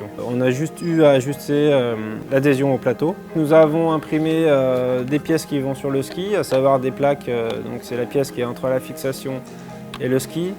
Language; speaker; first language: French; native; French